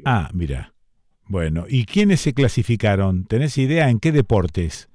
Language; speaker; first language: Spanish; native; Spanish